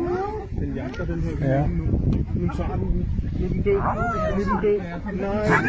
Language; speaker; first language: Danish; native; Danish